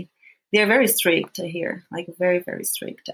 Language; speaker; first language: English; non-native, fluent; Portuguese